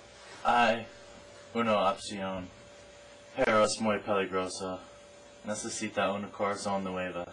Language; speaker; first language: Spanish; non-native, learner; English